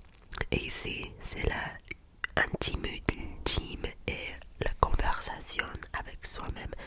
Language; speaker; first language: French; non-native, learner; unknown